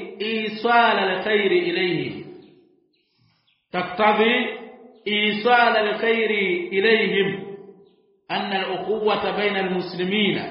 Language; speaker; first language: Arabic; non-native, fluent; Swahili